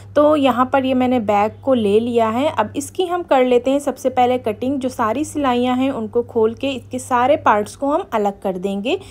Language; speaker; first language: Hindi; native; Hindi